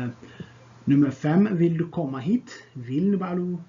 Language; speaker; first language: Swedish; non-native, fluent; Tigrinya